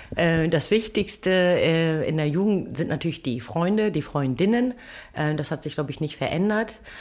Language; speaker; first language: German; early bilingual, other home language; Turkish